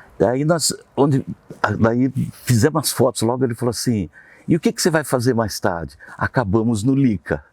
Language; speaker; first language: Portuguese; native; Portuguese